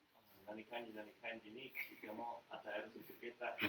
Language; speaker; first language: Japanese; non-native, learner; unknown